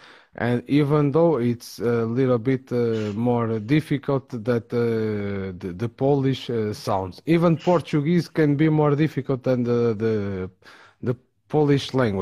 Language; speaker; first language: English; non-native, fluent; Portuguese